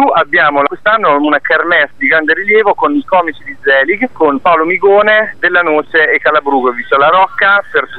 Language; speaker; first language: Italian; native; Italian